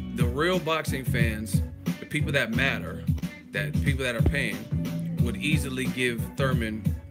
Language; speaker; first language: English; native; English